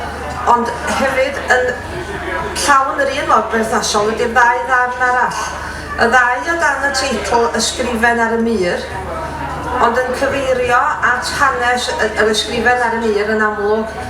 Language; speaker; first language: Welsh; native; Welsh